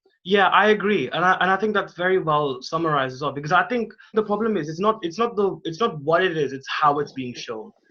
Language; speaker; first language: English; non-native, local second language; Hindi